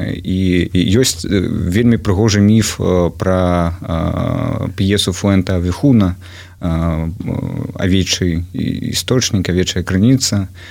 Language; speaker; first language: Belarusian; non-native, local second language; Russian